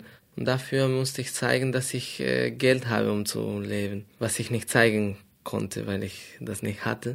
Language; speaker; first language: German; non-native, fluent; Spanish